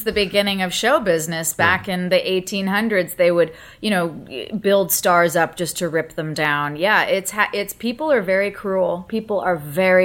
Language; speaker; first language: English; native; English